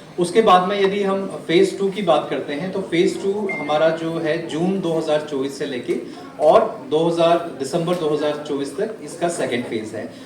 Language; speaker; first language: Hindi; native; Hindi